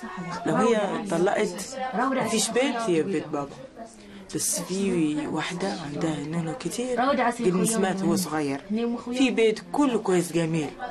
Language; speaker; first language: Arabic; non-native, local second language; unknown